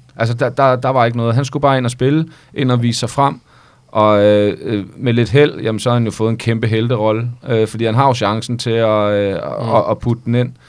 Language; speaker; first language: Danish; native; Danish